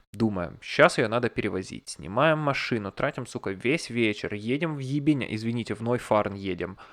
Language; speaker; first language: Russian; native; Russian